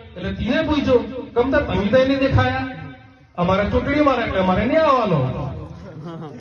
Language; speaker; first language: Gujarati; non-native, local second language; Rathawi